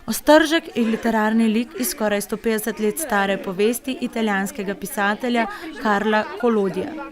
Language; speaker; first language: Slovenian; native; Slovenian